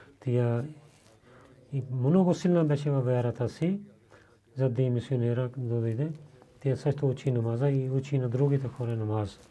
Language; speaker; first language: Bulgarian; non-native, learner; Urdu